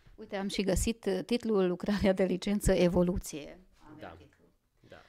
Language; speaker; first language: Romanian; non-native, local second language; Hungarian